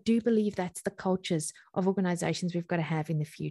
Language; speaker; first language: English; native; English